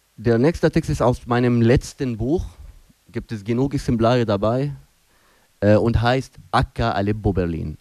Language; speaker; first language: German; non-native, fluent; Arabic